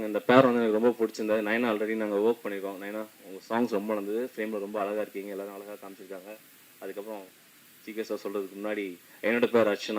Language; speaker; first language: Tamil; native; Tamil